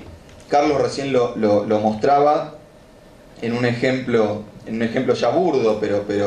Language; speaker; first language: Spanish; native; Spanish